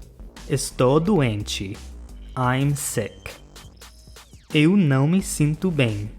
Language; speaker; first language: Portuguese; non-native, fluent; English